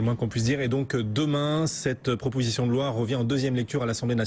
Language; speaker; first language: French; native; French